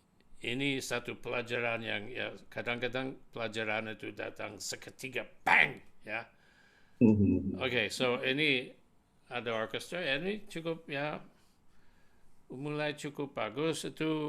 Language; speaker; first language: Indonesian; non-native, fluent; English